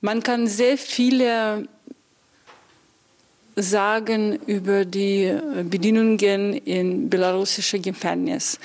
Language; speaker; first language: German; non-native, fluent; Russian